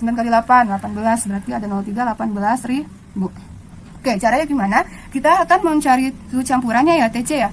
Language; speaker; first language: Indonesian; native; Indonesian